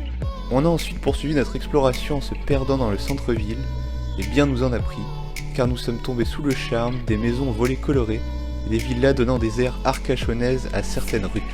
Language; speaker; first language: French; native; French